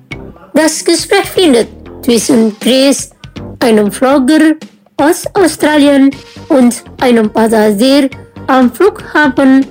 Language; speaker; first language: German; non-native, fluent; Indonesian